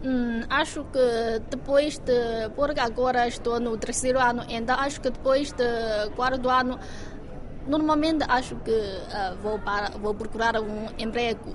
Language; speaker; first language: Portuguese; non-native, fluent; Chinese